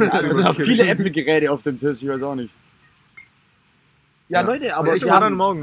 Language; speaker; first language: German; native; German